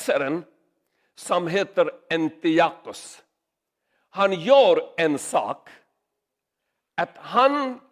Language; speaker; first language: Swedish; non-native, learner; Urdu